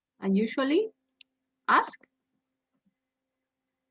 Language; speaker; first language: English; non-native, fluent; Spanish